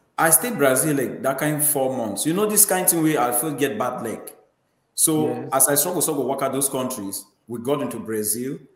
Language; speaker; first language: Nigerian Pidgin; native; Nigerian Pidgin